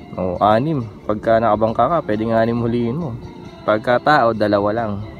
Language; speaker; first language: Filipino; native; Filipino